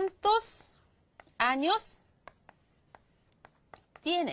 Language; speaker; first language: Spanish; non-native, fluent; Korean